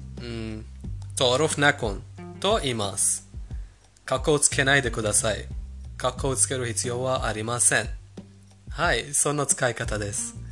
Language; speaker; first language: Japanese; non-native, fluent; Persian